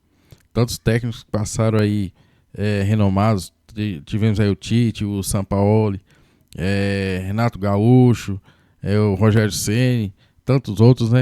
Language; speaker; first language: Portuguese; native; Portuguese